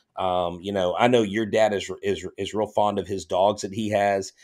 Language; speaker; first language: English; native; English